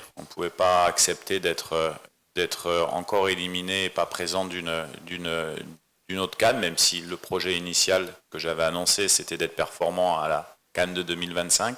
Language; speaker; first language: French; native; French